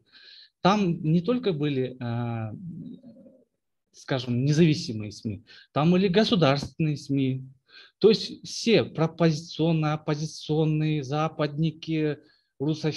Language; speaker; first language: Russian; non-native, local second language; Kyrgyz